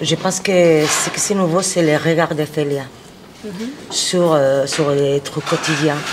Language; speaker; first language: French; non-native, fluent; Spanish